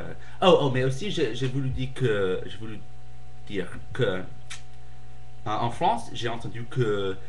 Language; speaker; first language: French; non-native, fluent; English